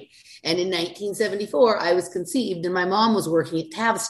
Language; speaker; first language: English; native; English